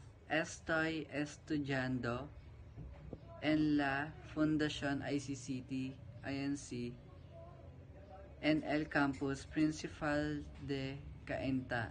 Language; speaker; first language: Spanish; non-native, learner; Filipino